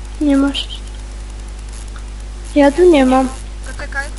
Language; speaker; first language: Polish; native; Polish